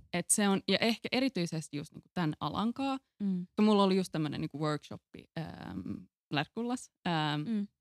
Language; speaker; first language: Finnish; non-native, local second language; Swedish